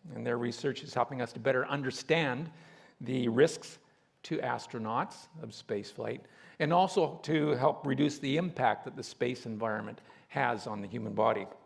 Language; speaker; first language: English; native; English